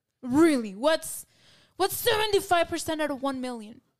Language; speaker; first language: English; early bilingual, other home language; Spanish